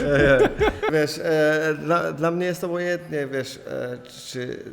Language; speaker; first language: Polish; early bilingual, heritage; Polish